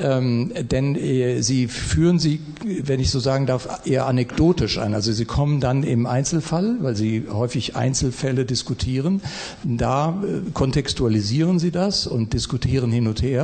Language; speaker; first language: German; native; German